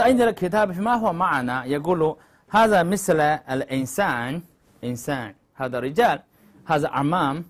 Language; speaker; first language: Arabic; non-native, learner; Chinese